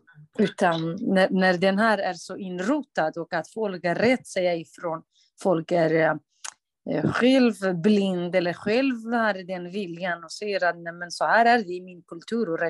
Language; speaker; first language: Swedish; non-native, fluent; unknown